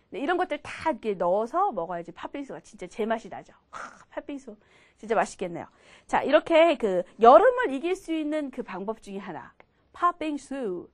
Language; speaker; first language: Korean; native; Korean